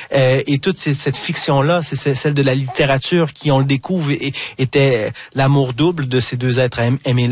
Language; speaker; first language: French; native; French